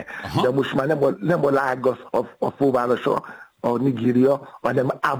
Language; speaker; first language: Hungarian; non-native, fluent; Yoruba